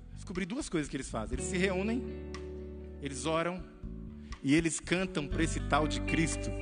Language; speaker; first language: Portuguese; native; Portuguese